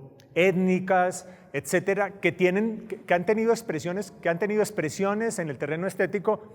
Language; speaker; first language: Spanish; native; Spanish